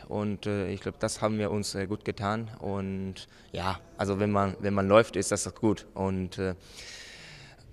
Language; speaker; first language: German; non-native, fluent; Japanese